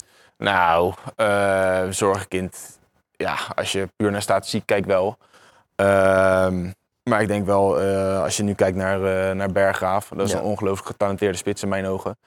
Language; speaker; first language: Dutch; native; Dutch